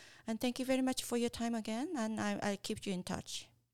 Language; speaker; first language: English; non-native, fluent; Korean